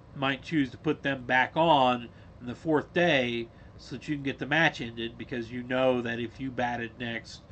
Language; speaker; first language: English; native; English